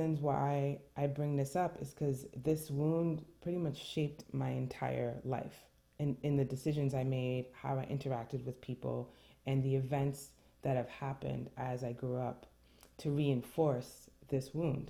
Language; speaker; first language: English; early bilingual, other home language; French